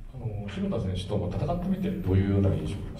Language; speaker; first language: Japanese; native; Japanese